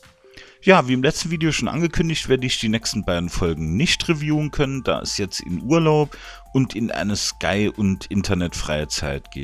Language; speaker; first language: German; native; German